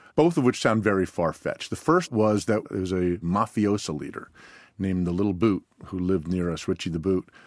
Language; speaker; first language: English; native; English